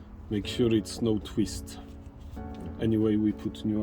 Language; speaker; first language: English; non-native, learner; Polish